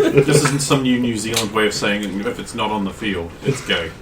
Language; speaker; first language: English; native; English